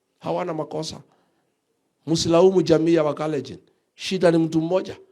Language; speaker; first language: Swahili; non-native, local second language; Kikuyu